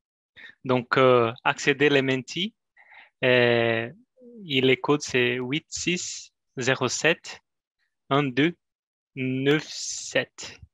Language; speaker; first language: French; non-native, fluent; Spanish